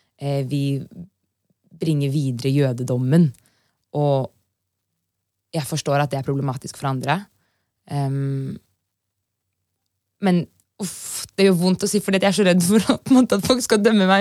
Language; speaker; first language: Norwegian; native; Norwegian